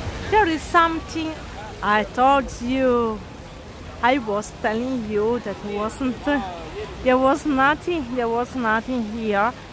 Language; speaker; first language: English; non-native, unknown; Italian